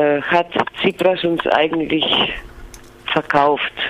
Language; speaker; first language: German; non-native, fluent; Greek